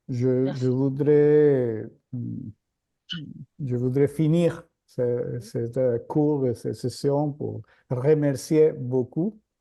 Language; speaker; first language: French; non-native, fluent; Spanish